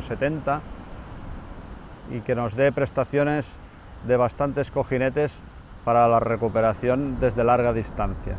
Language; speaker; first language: Spanish; native; Spanish